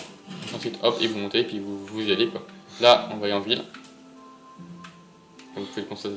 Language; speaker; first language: French; native; French